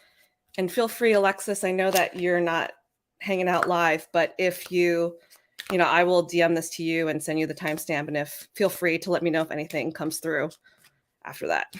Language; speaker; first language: English; native; English